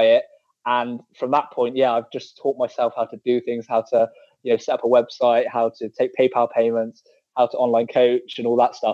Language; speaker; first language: English; native; English